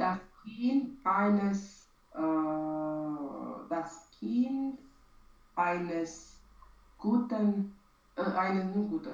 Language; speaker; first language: German; non-native, learner; Romanian